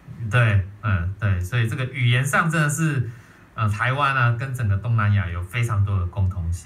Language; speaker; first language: Chinese; native; Chinese